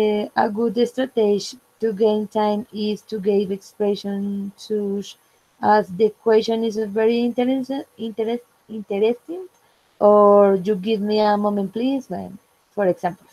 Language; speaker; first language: English; non-native, learner; Spanish